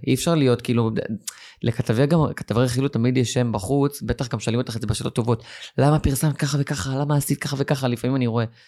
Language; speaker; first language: Hebrew; native; Hebrew